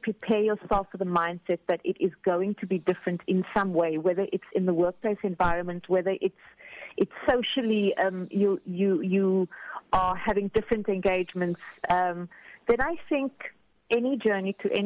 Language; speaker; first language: English; native; English